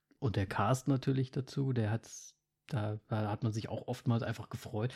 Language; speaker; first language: German; native; German